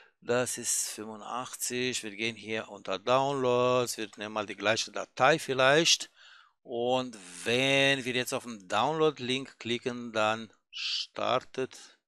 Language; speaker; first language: German; native; German